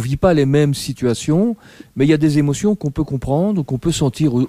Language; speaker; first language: French; native; French